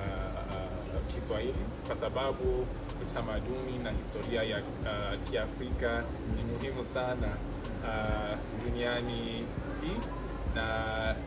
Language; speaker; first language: Swahili; non-native, learner; English